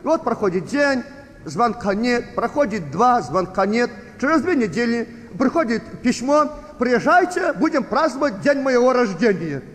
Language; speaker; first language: Russian; native; Russian